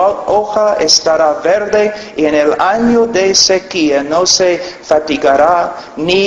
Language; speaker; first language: Spanish; non-native, fluent; English